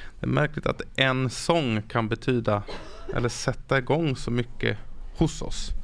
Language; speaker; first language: Swedish; native; Swedish